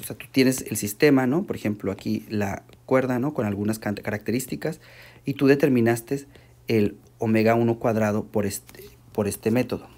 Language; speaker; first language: Spanish; native; Spanish